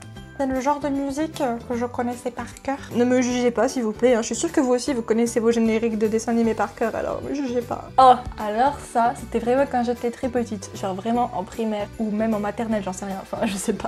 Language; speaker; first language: French; native; French